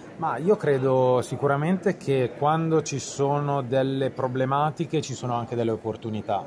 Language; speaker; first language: Italian; native; Italian